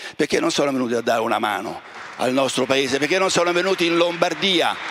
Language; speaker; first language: Italian; native; Italian